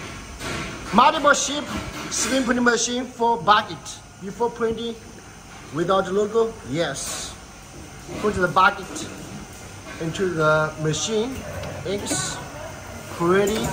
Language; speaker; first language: English; non-native, learner; Chinese